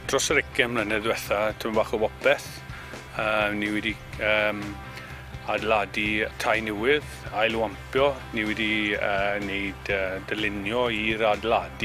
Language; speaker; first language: Welsh; native; Welsh